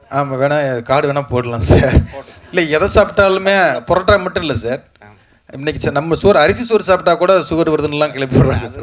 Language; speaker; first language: Tamil; native; Tamil